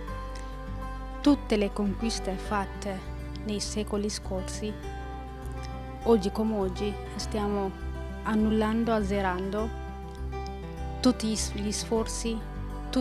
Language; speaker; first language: Italian; non-native, fluent; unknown